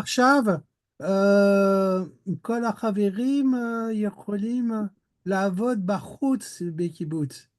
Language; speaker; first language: Hebrew; non-native, learner; French